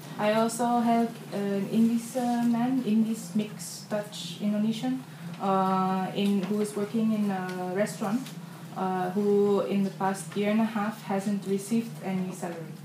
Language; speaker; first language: English; non-native, learner; Indonesian